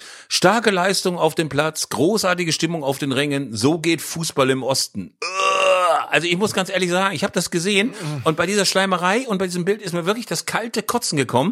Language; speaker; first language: German; native; German